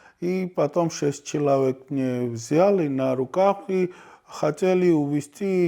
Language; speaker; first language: Russian; non-native, learner; Georgian